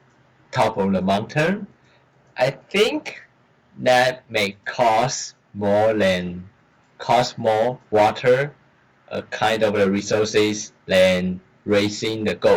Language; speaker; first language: English; non-native, learner; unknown